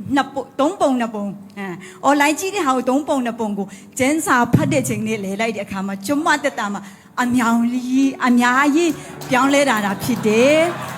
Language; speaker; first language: Burmese; non-native, local second language; Hakha Chin